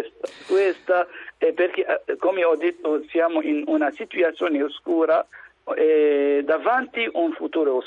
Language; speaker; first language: Italian; non-native, fluent; Arabic